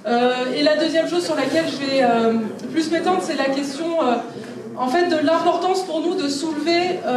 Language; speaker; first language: French; native; French